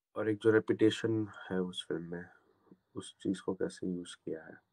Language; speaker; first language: Hindi; non-native, local second language; Gujarati